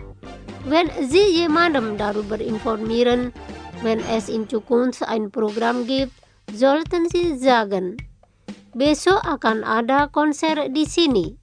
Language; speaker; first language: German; non-native, fluent; Indonesian